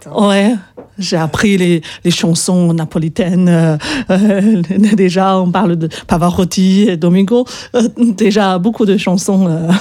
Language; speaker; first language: French; non-native, fluent; Chinese